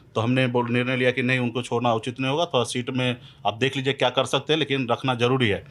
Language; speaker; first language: Hindi; native; Hindi